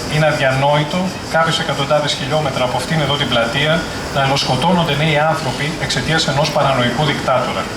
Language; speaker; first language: Greek; native; Greek